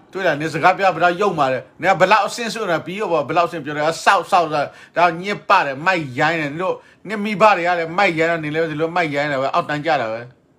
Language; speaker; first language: Burmese; non-native, local second language; S'gaw Karen